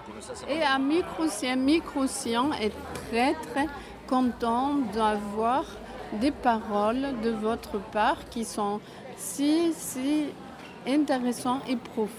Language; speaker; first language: French; non-native, fluent; Spanish